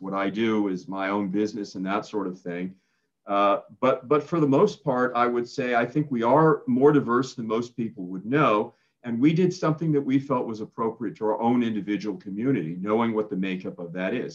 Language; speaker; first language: English; native; English